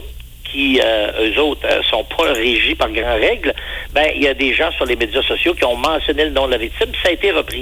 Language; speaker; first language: French; native; French